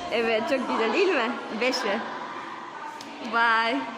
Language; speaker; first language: Turkish; non-native, fluent; Kazakh